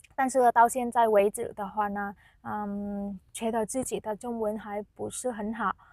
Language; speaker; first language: Chinese; non-native, fluent; Vietnamese